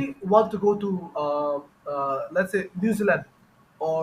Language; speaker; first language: English; non-native, fluent; Bangla